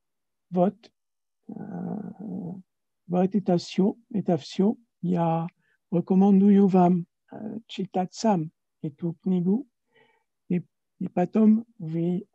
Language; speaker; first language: Russian; non-native, learner; French